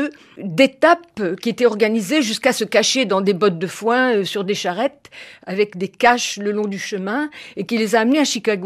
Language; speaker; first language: French; native; French